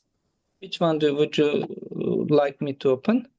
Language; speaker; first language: English; non-native, fluent; Turkish